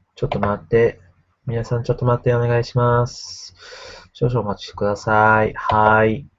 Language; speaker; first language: Japanese; non-native, learner; English